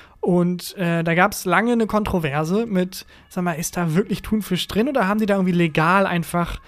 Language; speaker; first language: German; early bilingual, other home language; Turkish